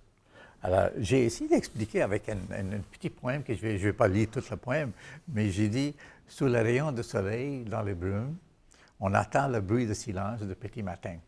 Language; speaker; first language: French; non-native, fluent; Bangla